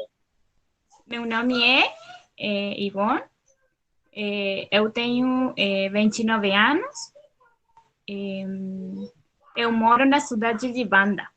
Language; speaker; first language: Portuguese; non-native, learner; Spanish